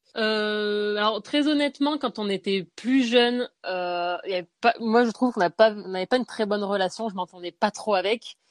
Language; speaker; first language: French; native; French